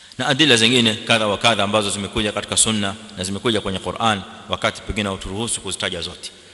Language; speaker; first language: Swahili; native; Swahili